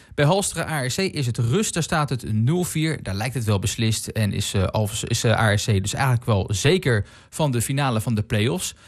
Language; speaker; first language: Dutch; native; Dutch